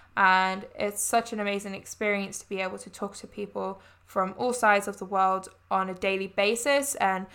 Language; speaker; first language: English; native; English